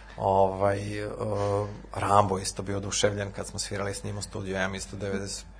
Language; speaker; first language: Serbian; native; Serbian